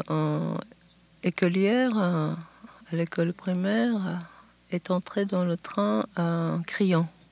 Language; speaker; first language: French; non-native, fluent; Japanese